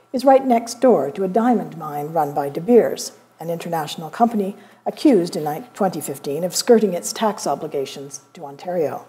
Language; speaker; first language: English; native; English